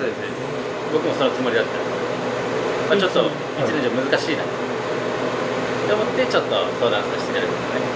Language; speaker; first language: Japanese; native; Japanese